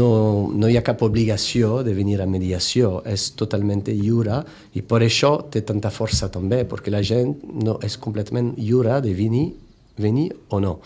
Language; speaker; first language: Catalan; non-native, fluent; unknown